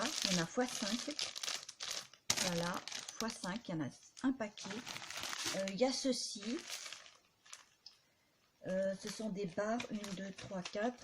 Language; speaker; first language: French; native; French